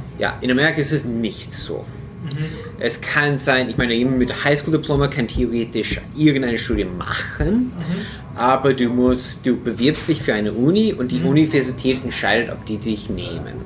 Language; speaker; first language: German; non-native, fluent; English